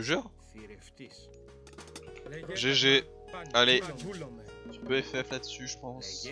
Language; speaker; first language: French; native; French